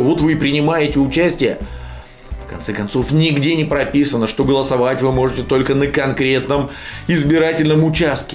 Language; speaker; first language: Russian; native; Russian